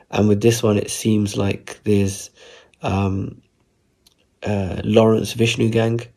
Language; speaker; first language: English; native; English